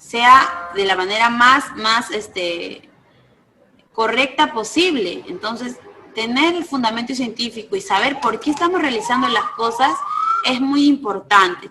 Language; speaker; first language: Spanish; native; Spanish